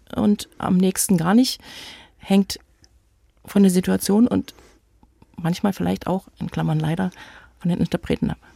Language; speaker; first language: German; native; German